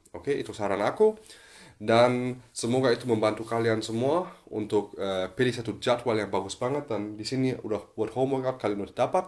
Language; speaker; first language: Indonesian; non-native, fluent; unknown